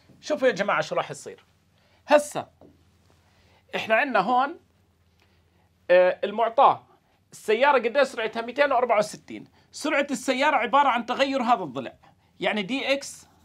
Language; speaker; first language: Arabic; native; Arabic